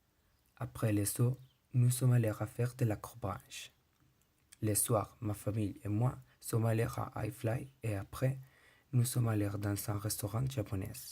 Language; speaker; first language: French; non-native, learner; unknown